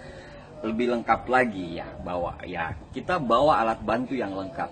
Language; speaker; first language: Indonesian; native; Indonesian